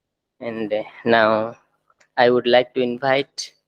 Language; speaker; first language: English; non-native, fluent; Thai